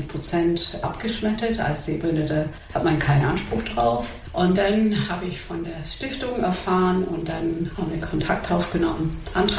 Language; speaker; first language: German; non-native, fluent; English